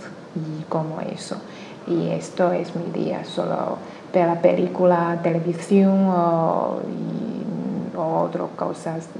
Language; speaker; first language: Spanish; non-native, learner; Chinese